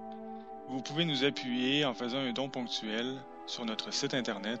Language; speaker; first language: French; native; French